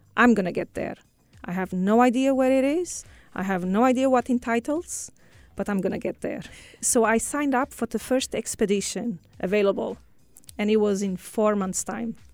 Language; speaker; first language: English; non-native, fluent; Portuguese